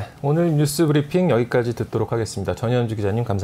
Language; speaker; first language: Korean; native; Korean